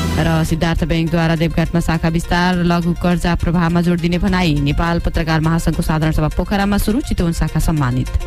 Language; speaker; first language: Nepali; native; Nepali